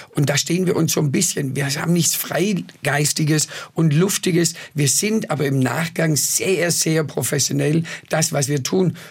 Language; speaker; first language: German; native; German